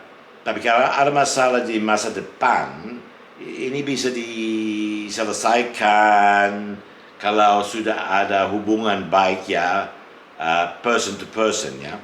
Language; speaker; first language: Indonesian; non-native, fluent; English